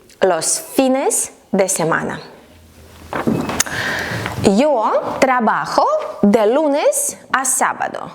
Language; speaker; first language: Spanish; non-native, fluent; Ukrainian